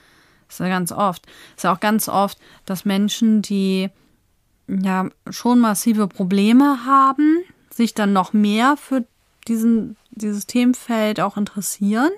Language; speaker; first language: German; native; German